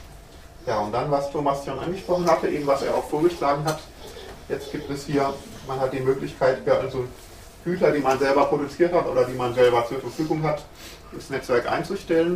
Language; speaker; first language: German; native; German